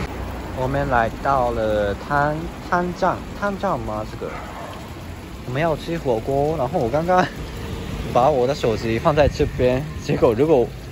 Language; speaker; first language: Chinese; non-native, fluent; Japanese